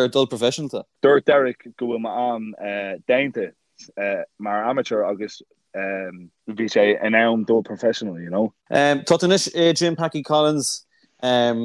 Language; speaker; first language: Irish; non-native, local second language; English